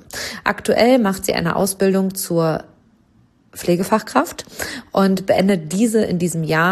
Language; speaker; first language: German; native; German